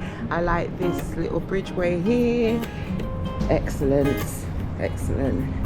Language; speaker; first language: English; native; English